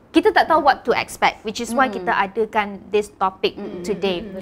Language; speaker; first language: English; non-native, local second language; Malay